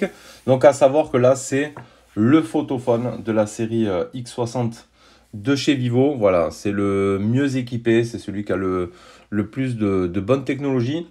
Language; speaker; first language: French; native; French